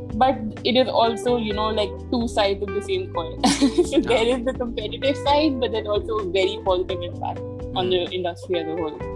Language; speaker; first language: English; non-native, local second language; Hindi